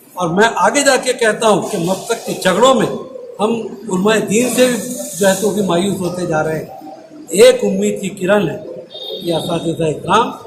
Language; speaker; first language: Hindi; non-native, local second language; Urdu